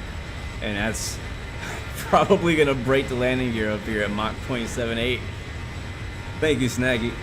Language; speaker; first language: English; native; English